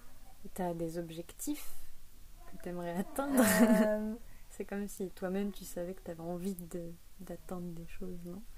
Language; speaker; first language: French; native; French